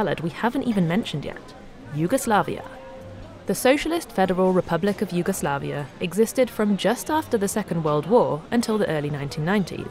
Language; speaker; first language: English; native; English